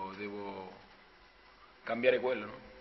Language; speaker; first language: Italian; non-native, fluent; Spanish